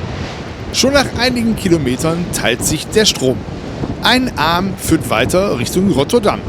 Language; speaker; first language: German; native; German